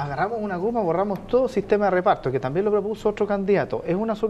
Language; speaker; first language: Spanish; native; Spanish